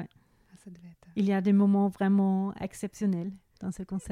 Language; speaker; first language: French; non-native, fluent; German